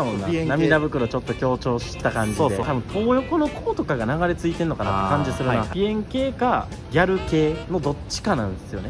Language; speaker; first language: Japanese; native; Japanese